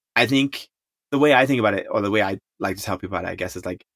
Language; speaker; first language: English; non-native, local second language; Chinese